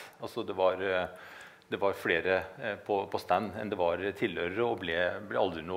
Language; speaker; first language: Norwegian; native; Norwegian